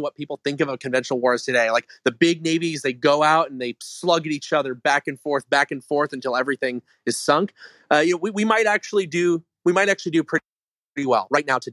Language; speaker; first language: English; native; English